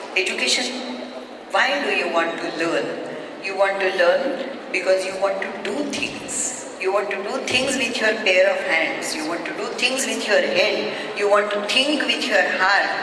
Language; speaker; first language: English; non-native, local second language; Marathi